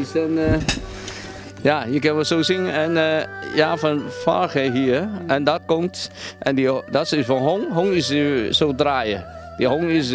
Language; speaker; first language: Dutch; non-native, learner; Cantonese